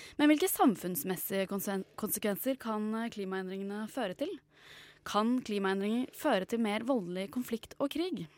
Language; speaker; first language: Norwegian; native; Norwegian